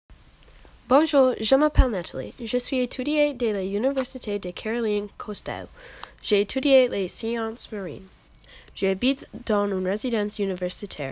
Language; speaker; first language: French; non-native, learner; English